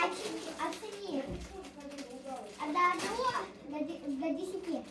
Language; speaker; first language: Russian; native; Russian